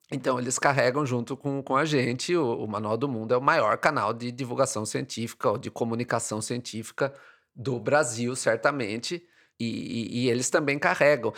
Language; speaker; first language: Portuguese; native; Portuguese